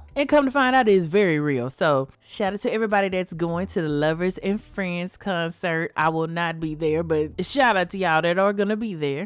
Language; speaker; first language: English; native; English